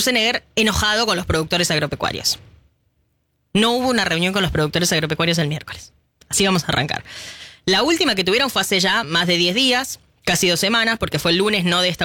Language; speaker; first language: Spanish; native; Spanish